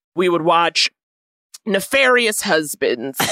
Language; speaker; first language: English; native; English